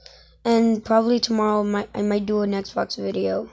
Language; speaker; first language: English; native; English